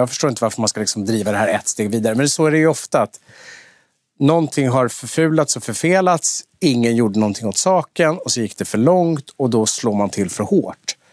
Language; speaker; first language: Swedish; native; Swedish